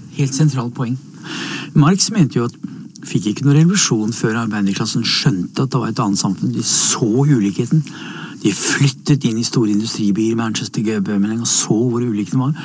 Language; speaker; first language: Norwegian; native; Norwegian